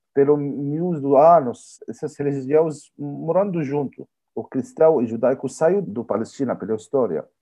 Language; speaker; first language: Portuguese; non-native, learner; Arabic